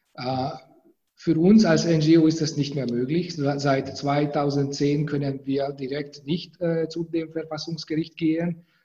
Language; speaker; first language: German; non-native, fluent; Hungarian